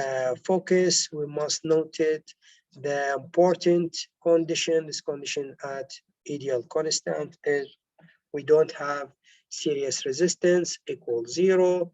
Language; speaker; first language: English; non-native, local second language; Arabic